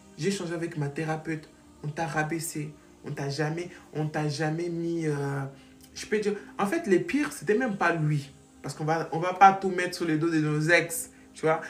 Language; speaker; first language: French; non-native, fluent; Portuguese